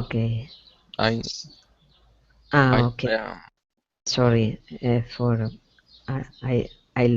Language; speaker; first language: English; non-native, learner; Spanish